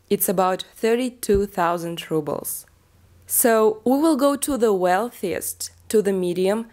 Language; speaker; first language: English; non-native, fluent; Russian